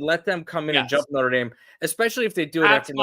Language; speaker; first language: English; native; English